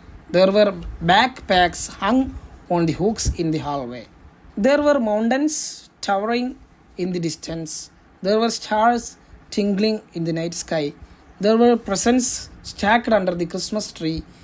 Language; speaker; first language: English; non-native, local second language; Malayalam